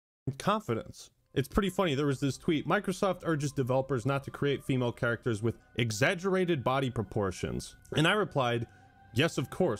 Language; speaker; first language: English; native; English